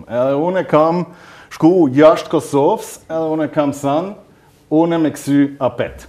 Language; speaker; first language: Albanian; non-native, learner; German